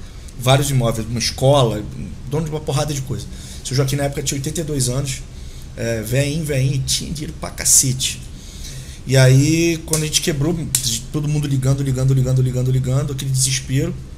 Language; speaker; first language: Portuguese; native; Portuguese